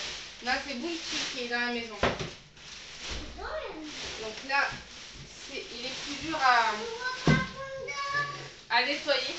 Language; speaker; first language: French; native; French